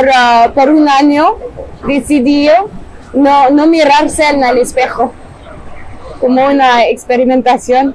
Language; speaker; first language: Spanish; non-native, fluent; French